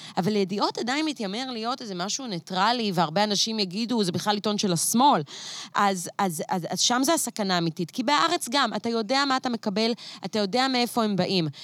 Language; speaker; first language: Hebrew; native; Hebrew